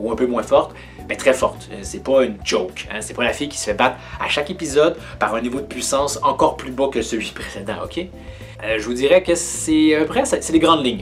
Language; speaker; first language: French; native; French